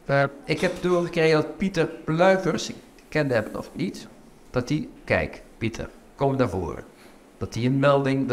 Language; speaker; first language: Dutch; native; Dutch